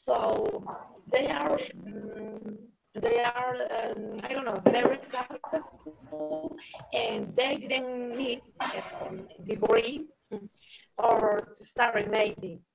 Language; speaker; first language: English; non-native, learner; Spanish